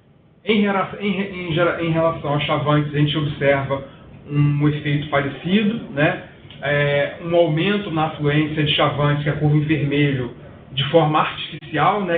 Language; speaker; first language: Portuguese; native; Portuguese